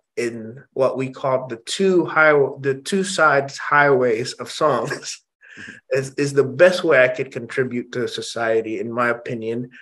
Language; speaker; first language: English; early bilingual, other home language; Indonesian